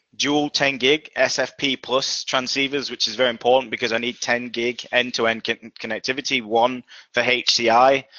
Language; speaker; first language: English; native; English